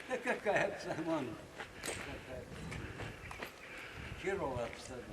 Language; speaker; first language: Russian; native; Russian